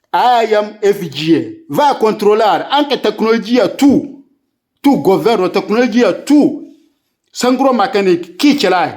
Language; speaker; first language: Italian; non-native, learner; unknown